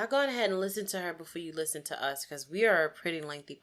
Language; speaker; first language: English; native; English